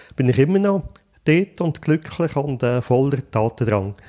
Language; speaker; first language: German; native; German